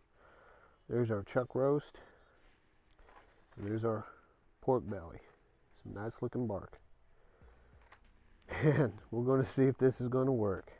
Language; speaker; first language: English; native; English